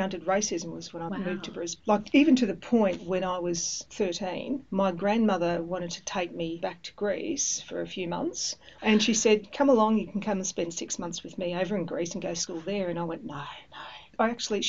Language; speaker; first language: English; early bilingual, other home language; Greek